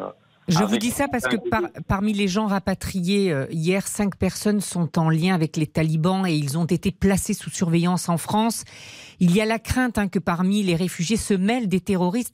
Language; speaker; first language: French; native; French